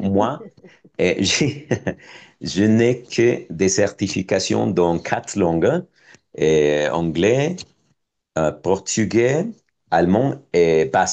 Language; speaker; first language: French; non-native, fluent; Spanish